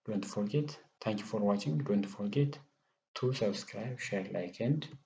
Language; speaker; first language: English; non-native, local second language; Amharic